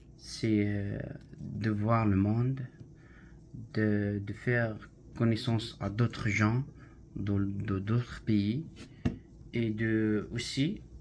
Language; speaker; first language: French; non-native, learner; Arabic